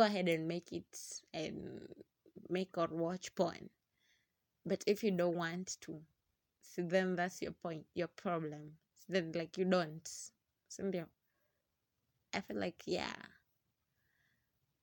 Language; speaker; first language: English; non-native, local second language; Swahili